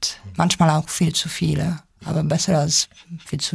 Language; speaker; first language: German; non-native, fluent; Italian